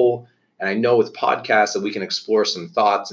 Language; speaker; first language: English; native; English